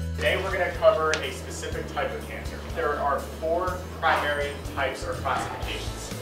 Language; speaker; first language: English; native; English